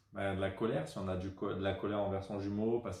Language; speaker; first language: French; native; French